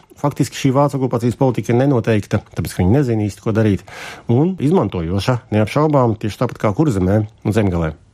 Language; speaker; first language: Latvian; native; Latvian